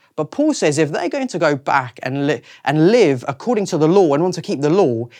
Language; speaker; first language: English; native; English